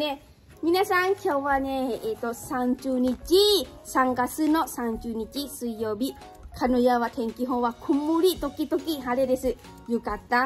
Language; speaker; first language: Japanese; non-native, learner; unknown